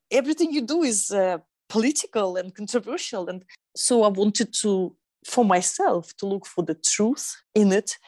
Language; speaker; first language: English; non-native, fluent; Russian